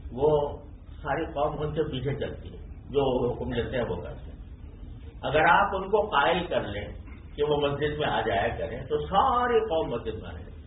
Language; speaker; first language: Urdu; native; Urdu